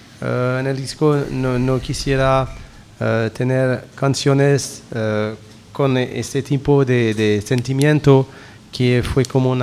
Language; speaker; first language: Spanish; non-native, learner; French